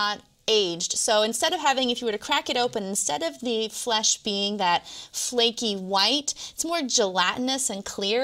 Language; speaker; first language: English; native; English